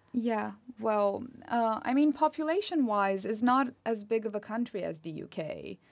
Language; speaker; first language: English; non-native, fluent; Romanian